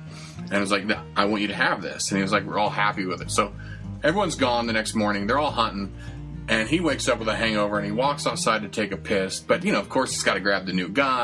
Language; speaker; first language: English; native; English